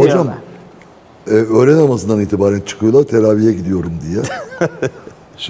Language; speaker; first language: Turkish; native; Turkish